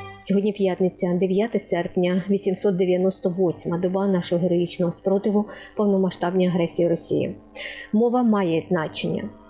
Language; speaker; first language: Ukrainian; native; Ukrainian